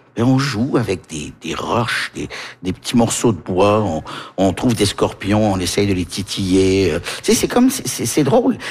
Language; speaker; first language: French; early bilingual, heritage; French